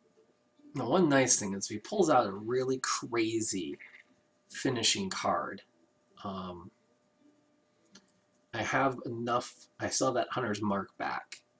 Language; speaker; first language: English; native; English